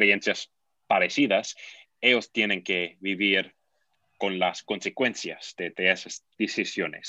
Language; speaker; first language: Spanish; non-native, fluent; English